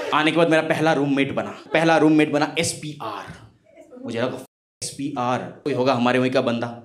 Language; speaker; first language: Hindi; non-native, local second language; Bangla